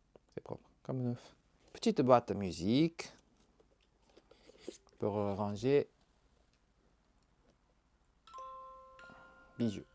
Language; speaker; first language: French; non-native, learner; Japanese